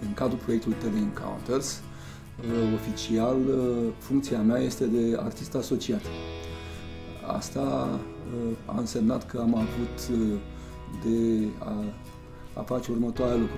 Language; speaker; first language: Romanian; native; Romanian